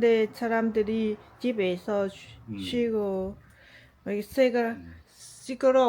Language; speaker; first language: Korean; non-native, learner; Lao